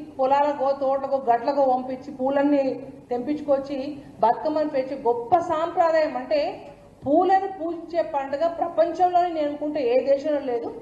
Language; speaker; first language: Telugu; non-native, local second language; Lambadi